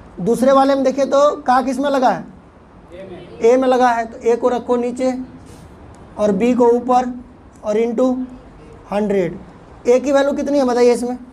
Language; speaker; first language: Hindi; native; Hindi